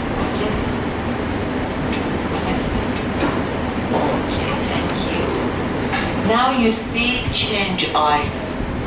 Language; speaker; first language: English; non-native, learner; Persian